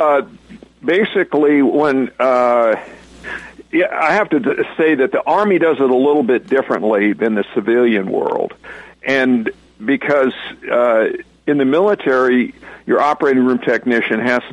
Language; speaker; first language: English; native; English